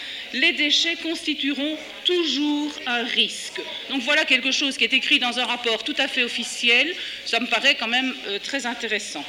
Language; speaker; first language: French; native; French